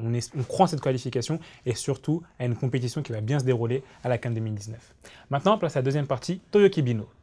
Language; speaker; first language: French; native; French